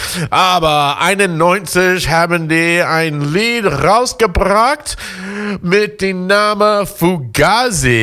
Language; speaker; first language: German; non-native, learner; English